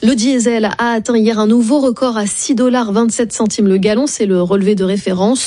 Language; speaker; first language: French; native; French